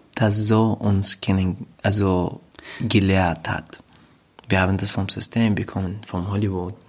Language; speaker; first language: German; non-native, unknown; Arabic